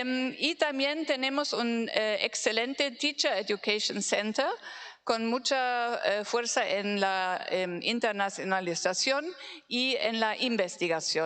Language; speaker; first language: Spanish; non-native, fluent; German